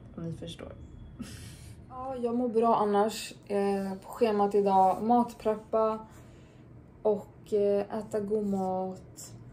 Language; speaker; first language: Swedish; native; Swedish